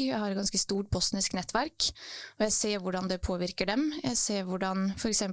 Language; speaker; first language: Norwegian; early bilingual, other home language; Bosnian